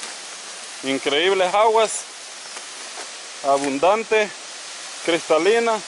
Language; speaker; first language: Spanish; native; Spanish